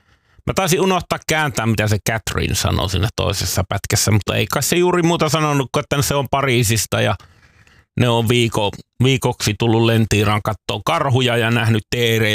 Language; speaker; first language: Finnish; native; Finnish